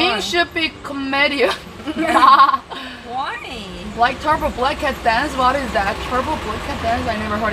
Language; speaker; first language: English; non-native, learner; Korean